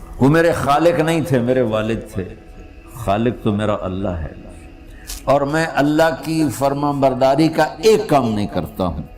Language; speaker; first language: Urdu; non-native, local second language; Punjabi